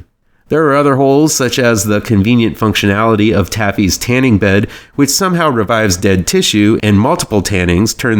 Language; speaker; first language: English; native; English